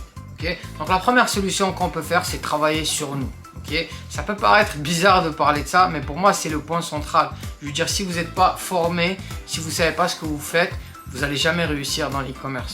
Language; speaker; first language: French; native; French